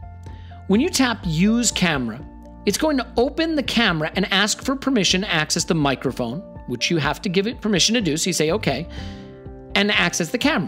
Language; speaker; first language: English; native; English